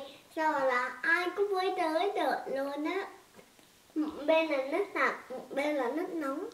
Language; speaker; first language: Vietnamese; early bilingual, heritage; Vietnamese